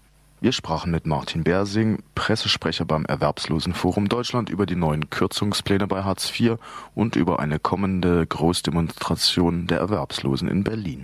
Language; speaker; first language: German; native; German